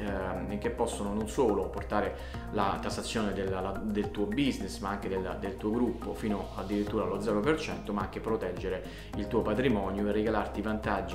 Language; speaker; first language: Italian; native; Italian